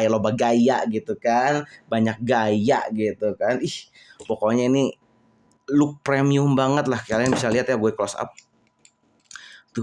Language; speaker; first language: Indonesian; native; Indonesian